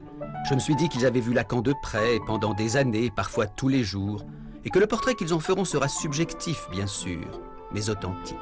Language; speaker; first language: French; native; French